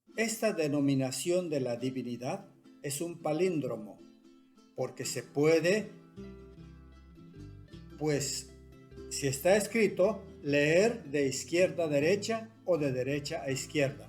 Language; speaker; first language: Spanish; non-native, local second language; Quechua